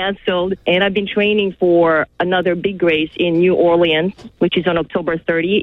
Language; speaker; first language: English; non-native, local second language; Filipino